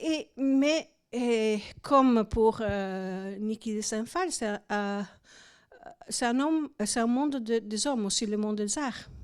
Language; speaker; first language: French; non-native, fluent; Italian